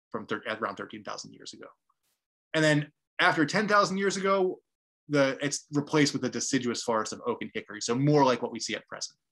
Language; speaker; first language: English; native; English